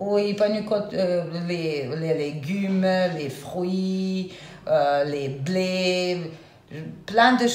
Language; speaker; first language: French; non-native, fluent; Serbian